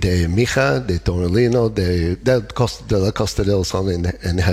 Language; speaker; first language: Spanish; non-native, learner; English